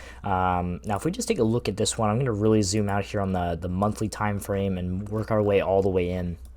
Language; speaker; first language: English; native; English